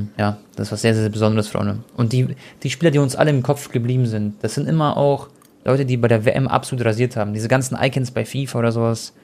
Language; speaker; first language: German; early bilingual, other home language; Croatian